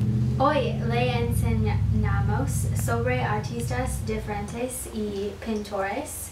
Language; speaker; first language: Spanish; non-native, learner; English